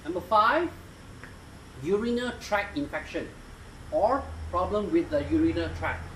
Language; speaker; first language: English; non-native, local second language; Malay